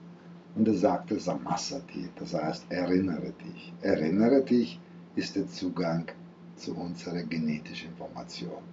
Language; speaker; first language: German; non-native, fluent; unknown